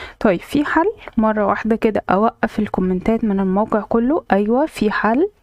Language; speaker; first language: Arabic; native; Arabic